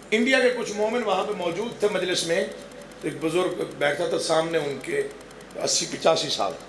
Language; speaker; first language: Urdu; non-native, local second language; Saraiki